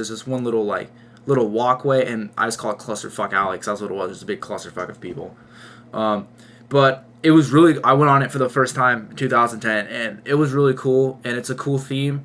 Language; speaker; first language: English; native; English